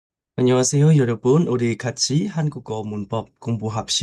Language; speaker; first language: Korean; non-native, fluent; Khmer